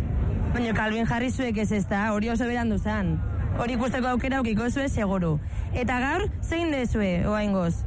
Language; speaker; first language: Basque; native; Basque